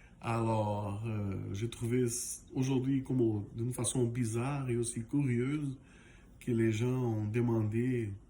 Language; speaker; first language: French; non-native, fluent; Portuguese